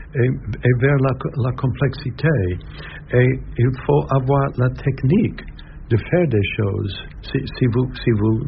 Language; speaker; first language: French; non-native, learner; English